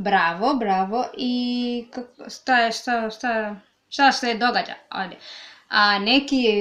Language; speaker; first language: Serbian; non-native, learner; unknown